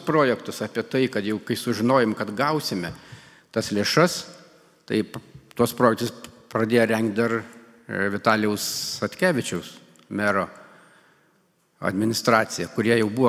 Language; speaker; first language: Lithuanian; native; Lithuanian